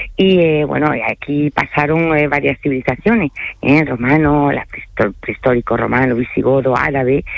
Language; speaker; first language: Spanish; early bilingual, other home language; French